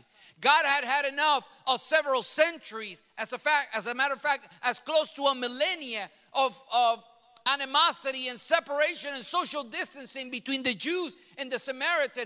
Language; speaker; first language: English; early bilingual, other home language; Spanish